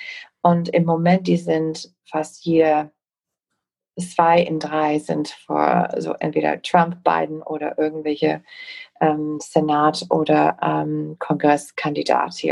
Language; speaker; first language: German; non-native, fluent; English